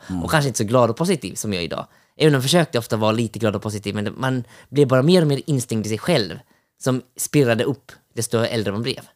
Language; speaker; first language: Swedish; early bilingual, other home language; Finnish